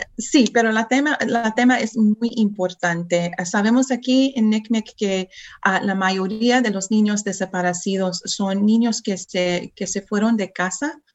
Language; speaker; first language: Spanish; early bilingual, heritage; English